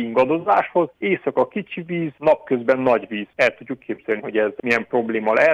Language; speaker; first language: Hungarian; native; Hungarian